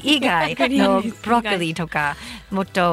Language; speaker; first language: Japanese; non-native, fluent; English